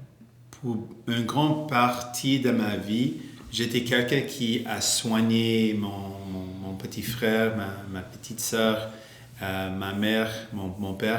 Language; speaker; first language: French; non-native, local second language; English